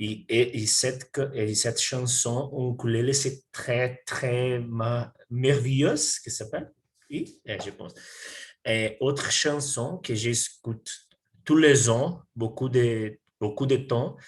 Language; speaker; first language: French; non-native, learner; Portuguese